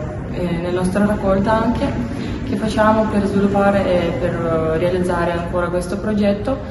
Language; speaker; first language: Italian; non-native, learner; Belarusian